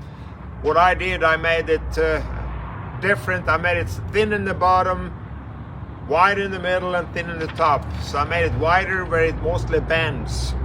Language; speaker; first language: English; non-native, fluent; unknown